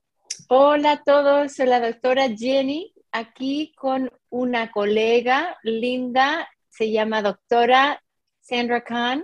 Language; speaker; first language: Spanish; non-native, fluent; English